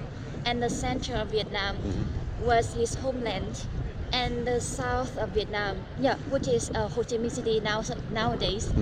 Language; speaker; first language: English; non-native, learner; Vietnamese